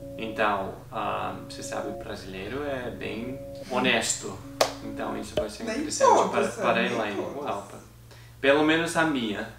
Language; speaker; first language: Portuguese; non-native, fluent; English